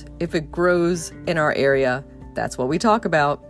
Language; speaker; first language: English; native; English